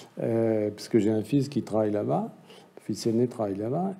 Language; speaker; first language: French; native; French